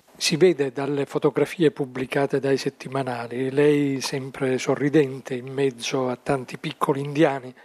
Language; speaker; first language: Italian; native; Italian